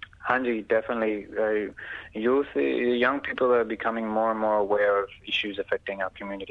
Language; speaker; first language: Punjabi; early bilingual, other home language; English